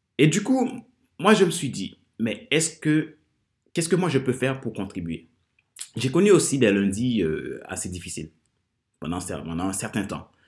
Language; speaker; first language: French; non-native, local second language; Haitian Creole